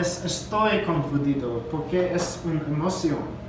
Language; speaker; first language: Spanish; non-native, learner; English